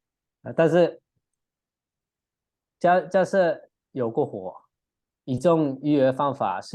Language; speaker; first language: Chinese; early bilingual, heritage; English